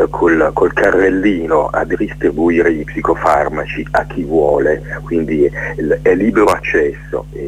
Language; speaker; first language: Italian; native; Italian